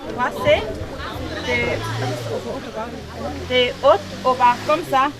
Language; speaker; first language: French; non-native, learner; German